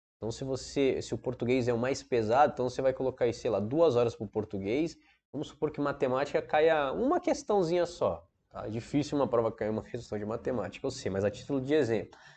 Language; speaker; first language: Portuguese; native; Portuguese